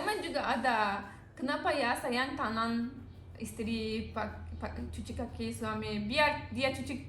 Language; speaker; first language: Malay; non-native, learner; Turkish